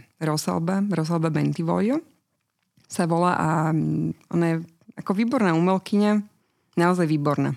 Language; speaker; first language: Slovak; native; Slovak